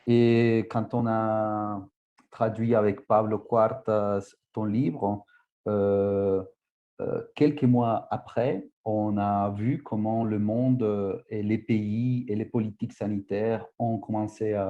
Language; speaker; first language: French; non-native, fluent; Spanish